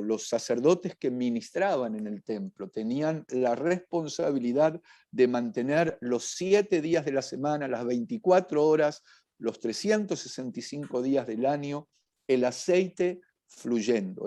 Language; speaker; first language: Spanish; native; Spanish